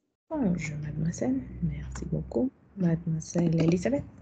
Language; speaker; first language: French; non-native, fluent; Spanish